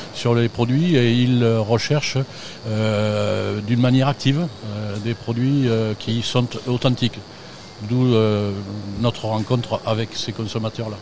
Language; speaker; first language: French; native; French